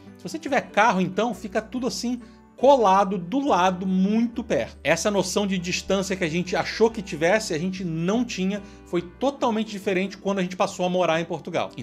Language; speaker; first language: Portuguese; native; Portuguese